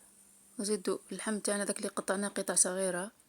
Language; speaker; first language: Arabic; native; Arabic